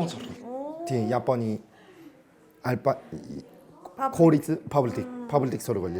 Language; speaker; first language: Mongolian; non-native, fluent; Korean